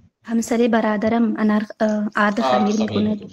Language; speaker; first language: Persian; non-native, learner; Urdu